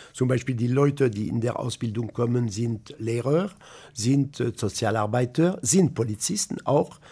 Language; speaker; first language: German; non-native, fluent; French